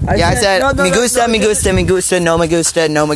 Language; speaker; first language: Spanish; non-native, learner; English